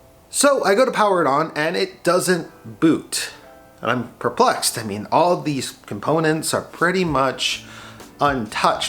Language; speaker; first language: English; native; English